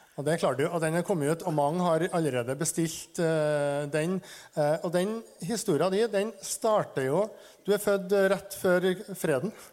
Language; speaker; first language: Norwegian; native; Norwegian